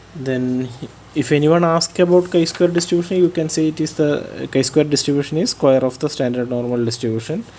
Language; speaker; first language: English; non-native, local second language; Malayalam